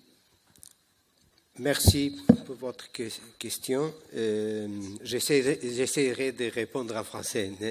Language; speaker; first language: French; non-native, fluent; Portuguese